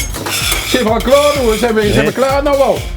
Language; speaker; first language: Dutch; native; Dutch